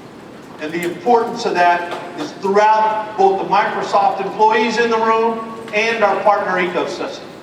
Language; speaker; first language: English; native; English